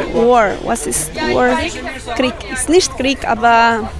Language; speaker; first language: German; non-native, learner; Albanian